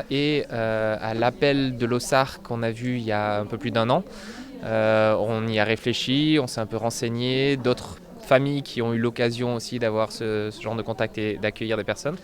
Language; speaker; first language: French; native; French